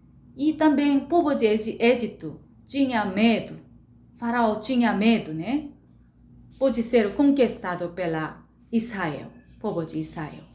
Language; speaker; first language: Portuguese; non-native, learner; Korean